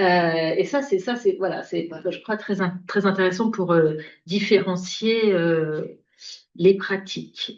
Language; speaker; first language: French; native; French